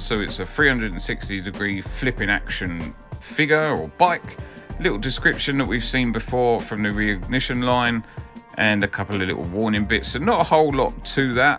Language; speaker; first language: English; native; English